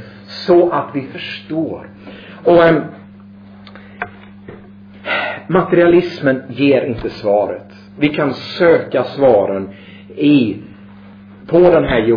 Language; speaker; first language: Swedish; native; Swedish